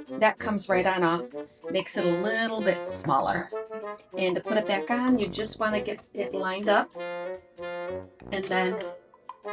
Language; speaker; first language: English; native; English